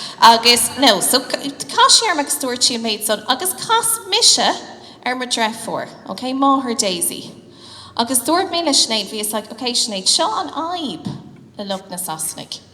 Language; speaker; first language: Irish; native; Irish